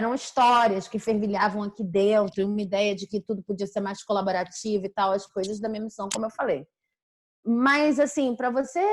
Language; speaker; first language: Portuguese; native; Portuguese